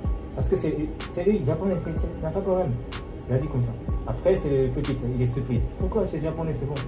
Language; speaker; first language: French; non-native, learner; Japanese